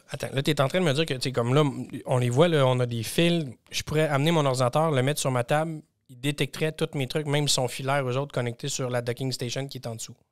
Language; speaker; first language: French; native; French